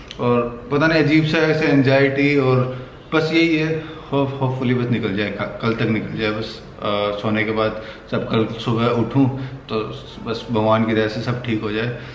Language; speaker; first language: Hindi; native; Hindi